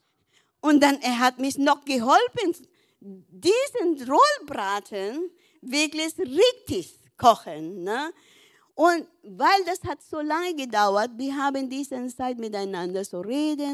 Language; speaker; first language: German; non-native, learner; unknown